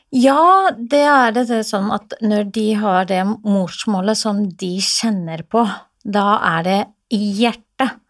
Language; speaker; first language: Norwegian; non-native, fluent; Assyrian Neo-Aramaic